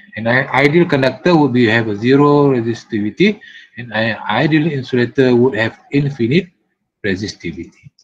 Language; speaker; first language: English; non-native, local second language; Malay